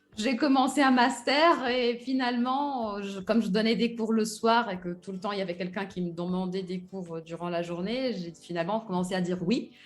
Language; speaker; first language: French; early bilingual, other home language; Portuguese